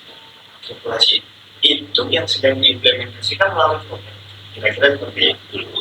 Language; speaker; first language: Indonesian; native; Indonesian